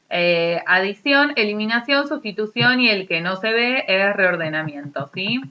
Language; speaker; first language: Spanish; native; Spanish